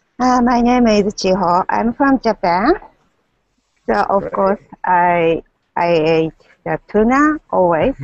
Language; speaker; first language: English; non-native, learner; Japanese